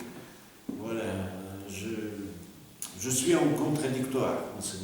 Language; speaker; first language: French; non-native, learner; Russian